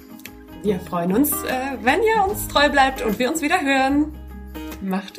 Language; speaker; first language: German; native; German